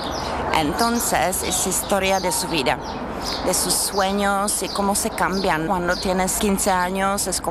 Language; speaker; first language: Spanish; non-native, learner; Czech